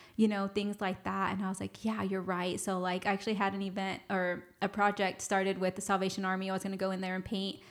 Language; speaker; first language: English; native; English